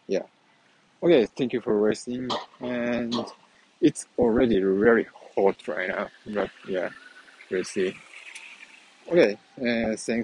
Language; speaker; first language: English; non-native, fluent; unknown